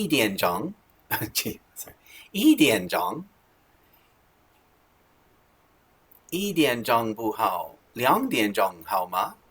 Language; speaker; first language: Chinese; non-native, learner; English